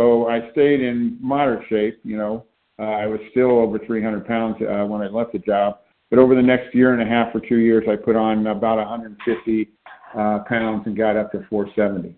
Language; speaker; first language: English; native; English